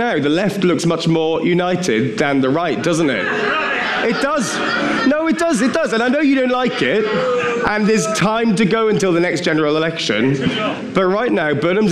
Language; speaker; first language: English; native; English